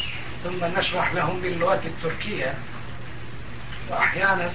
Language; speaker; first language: Arabic; non-native, fluent; Turkish